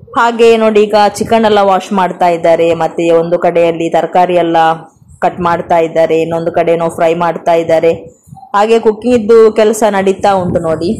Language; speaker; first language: Kannada; non-native, local second language; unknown